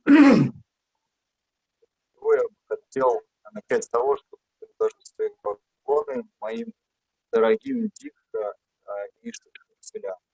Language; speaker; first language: Russian; native; Russian